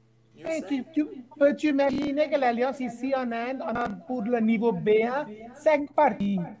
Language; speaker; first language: French; non-native, fluent; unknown